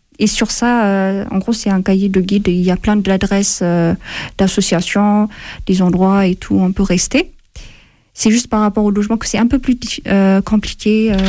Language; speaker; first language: French; non-native, fluent; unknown